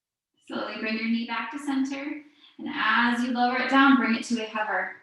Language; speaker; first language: English; native; English